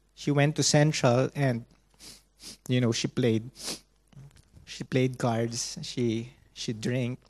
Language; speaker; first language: English; non-native, local second language; Filipino